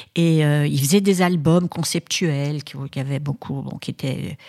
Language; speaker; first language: French; native; French